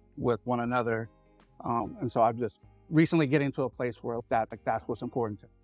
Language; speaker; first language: English; native; English